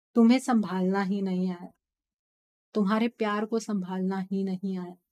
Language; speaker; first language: Hindi; native; Hindi